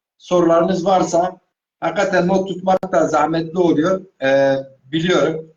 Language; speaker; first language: Turkish; non-native, local second language; Zaza